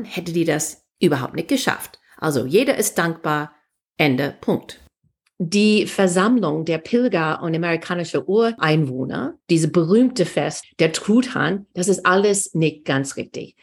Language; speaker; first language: German; non-native, fluent; English